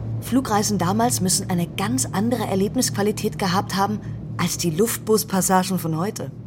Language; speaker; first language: German; native; German